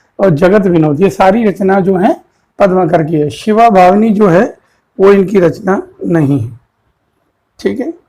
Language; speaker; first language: Hindi; native; Hindi